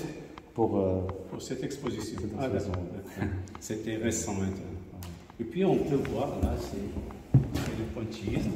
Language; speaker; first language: French; non-native, local second language; Arabic